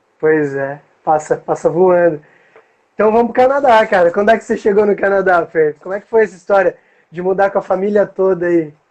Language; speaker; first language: Portuguese; native; Portuguese